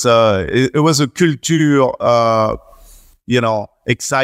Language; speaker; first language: English; non-native, fluent; French